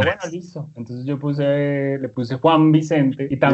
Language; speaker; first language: Spanish; native; Spanish